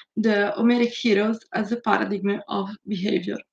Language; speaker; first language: English; non-native, fluent; Italian